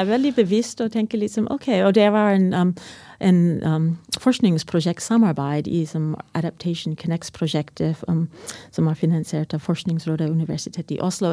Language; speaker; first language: Norwegian; non-native, fluent; English